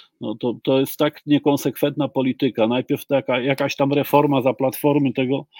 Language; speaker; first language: Polish; native; Polish